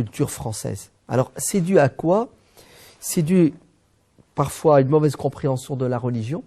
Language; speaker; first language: French; early bilingual, other home language; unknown